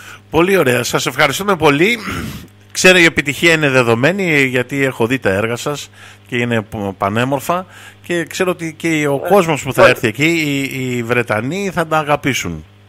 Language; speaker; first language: Greek; native; Greek